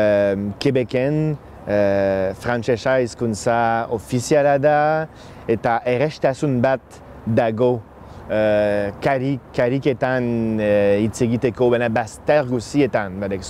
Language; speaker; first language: Basque; non-native, fluent; French